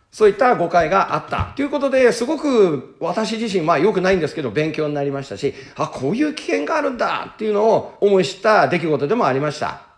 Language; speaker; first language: Japanese; native; Japanese